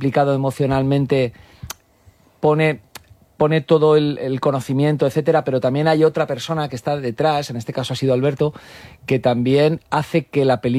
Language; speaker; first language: Spanish; native; Spanish